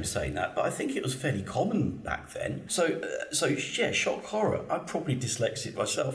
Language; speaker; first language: English; native; English